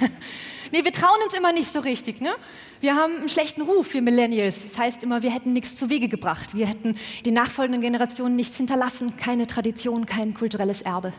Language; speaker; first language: German; native; German